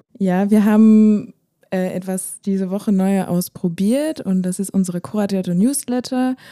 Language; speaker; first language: German; non-native, fluent; French